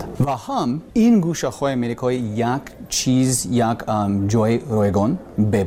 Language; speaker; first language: Persian; non-native, learner; English